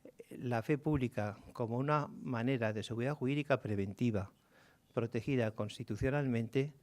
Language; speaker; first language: Spanish; native; Spanish